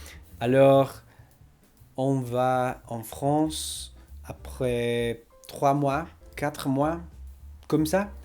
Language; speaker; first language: French; non-native, learner; English